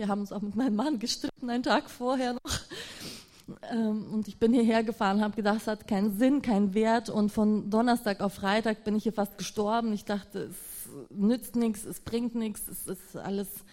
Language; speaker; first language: German; non-native, fluent; Russian